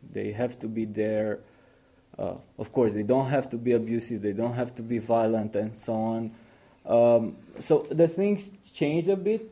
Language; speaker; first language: English; non-native, fluent; Romanian